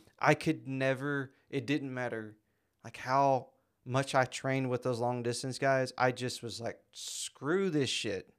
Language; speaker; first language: English; native; English